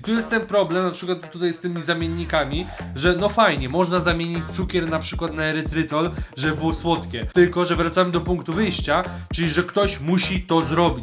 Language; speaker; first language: Polish; native; Polish